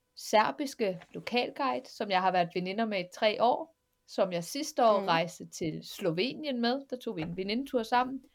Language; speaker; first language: Danish; native; Danish